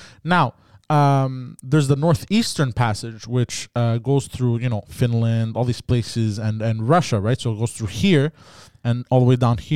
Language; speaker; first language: English; early bilingual, other home language; Greek